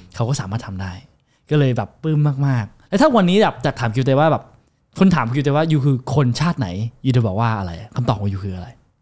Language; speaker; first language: Thai; non-native, fluent; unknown